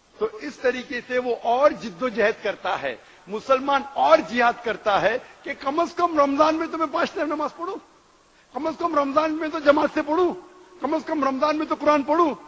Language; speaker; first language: Urdu; non-native, local second language; Konkani